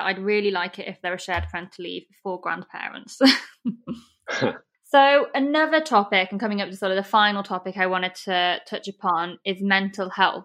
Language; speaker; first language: English; native; English